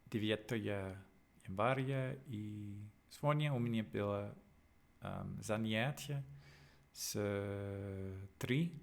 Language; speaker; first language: Russian; non-native, learner; English